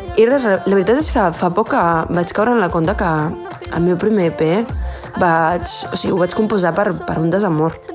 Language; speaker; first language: Catalan; early bilingual, other home language; Spanish